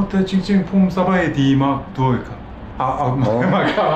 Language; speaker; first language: Thai; non-native, learner; Korean